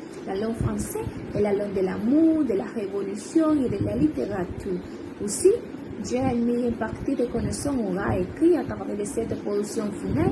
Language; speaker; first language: French; non-native, learner; Spanish